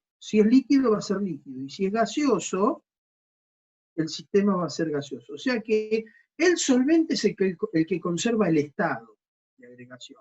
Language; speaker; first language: Spanish; native; Spanish